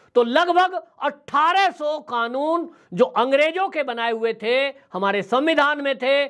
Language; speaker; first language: Hindi; native; Hindi